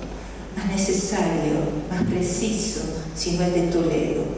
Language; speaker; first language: Spanish; native; Spanish